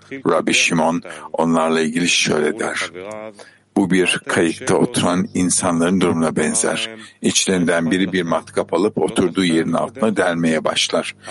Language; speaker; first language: Turkish; native; Turkish